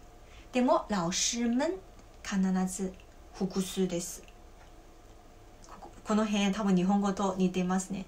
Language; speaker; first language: Japanese; non-native, fluent; Chinese